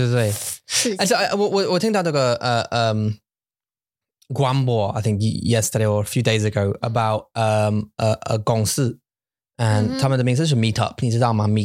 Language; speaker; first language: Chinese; non-native, learner; English